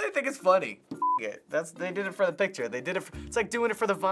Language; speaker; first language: English; native; English